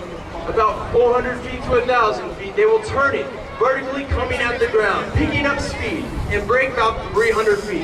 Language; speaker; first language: English; native; English